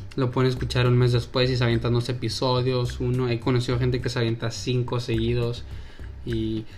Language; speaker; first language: Spanish; native; Spanish